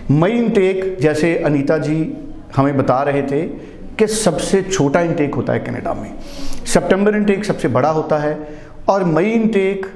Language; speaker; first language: Hindi; non-native, local second language; Punjabi